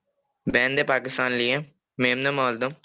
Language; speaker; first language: Turkish; non-native, learner; Urdu